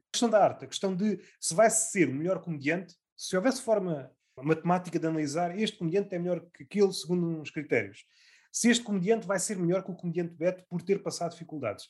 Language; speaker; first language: Portuguese; native; Portuguese